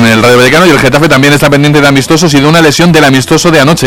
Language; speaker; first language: Spanish; native; Spanish